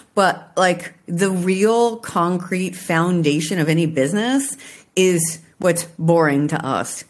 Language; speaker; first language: English; native; English